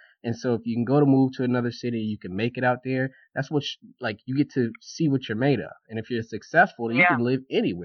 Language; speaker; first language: English; native; English